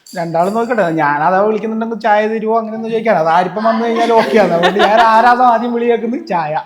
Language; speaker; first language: Malayalam; native; Malayalam